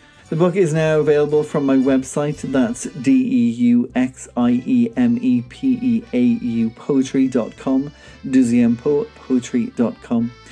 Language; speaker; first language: English; native; English